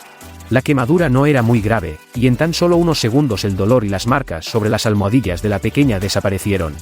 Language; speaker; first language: Spanish; native; Spanish